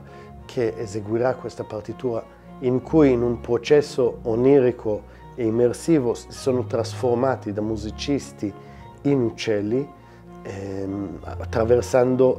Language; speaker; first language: Italian; non-native, fluent; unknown